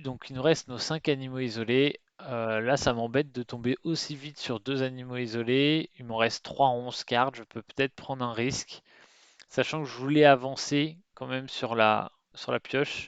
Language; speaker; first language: French; native; French